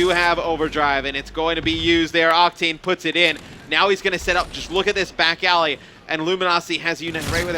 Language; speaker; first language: English; native; English